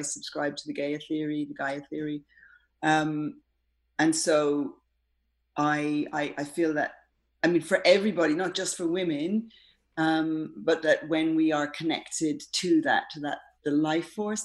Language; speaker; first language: English; native; English